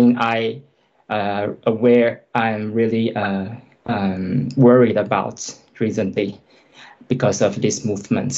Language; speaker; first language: English; non-native, fluent; Chinese